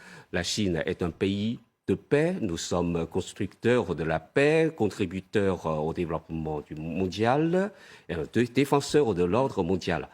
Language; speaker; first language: French; non-native, fluent; Chinese